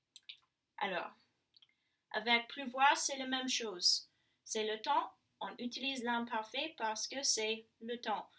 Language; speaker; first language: French; non-native, learner; English